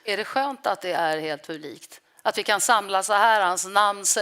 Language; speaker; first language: Swedish; native; Swedish